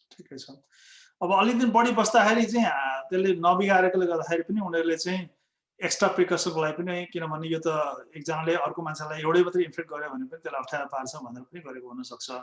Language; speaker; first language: Nepali; native; Nepali